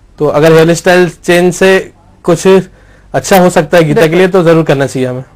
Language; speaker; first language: Hindi; native; Hindi